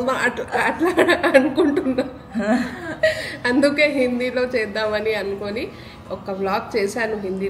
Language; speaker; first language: Telugu; non-native, local second language; Urdu